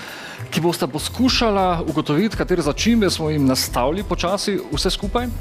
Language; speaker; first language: Slovenian; native; Slovenian